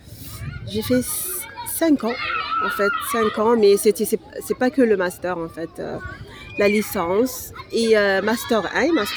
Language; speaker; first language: French; non-native, local second language; Arabic